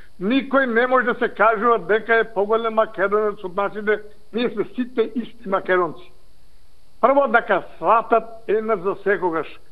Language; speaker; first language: Macedonian; native; Macedonian